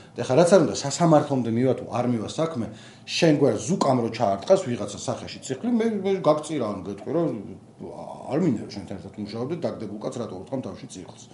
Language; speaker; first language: Georgian; native; Georgian